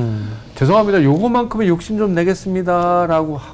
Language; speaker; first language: Korean; native; Korean